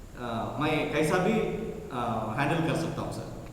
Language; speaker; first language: Hindi; non-native, local second language; Telugu